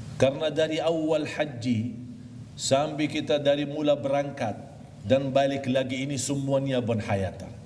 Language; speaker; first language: Malay; non-native, fluent; Arabic